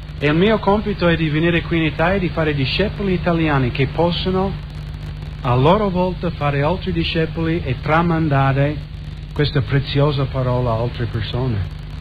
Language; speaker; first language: Italian; non-native, fluent; English